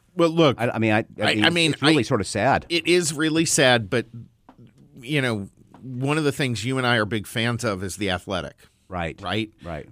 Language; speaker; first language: English; non-native, fluent; Persian